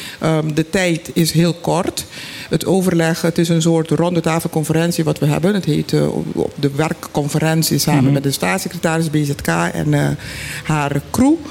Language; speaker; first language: Dutch; non-native, local second language; Papiamento